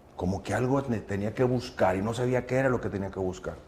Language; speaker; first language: Spanish; native; Spanish